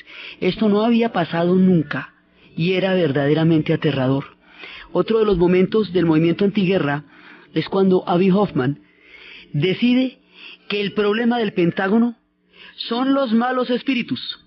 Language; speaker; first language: Spanish; native; Spanish